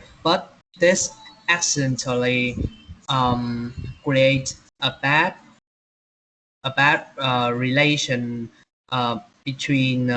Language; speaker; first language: English; non-native, learner; Vietnamese